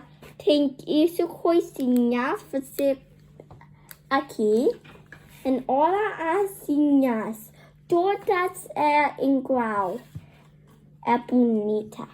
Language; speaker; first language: Portuguese; early bilingual, heritage; Portuguese